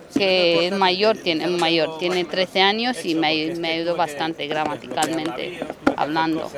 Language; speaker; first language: Spanish; non-native, fluent; Romanian